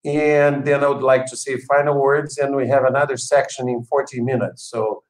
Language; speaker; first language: English; non-native, fluent; Portuguese